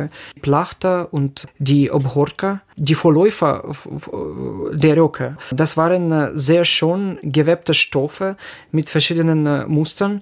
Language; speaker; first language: German; non-native, fluent; Ukrainian